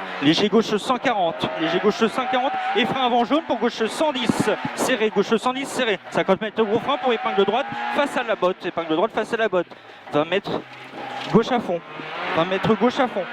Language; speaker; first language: French; native; French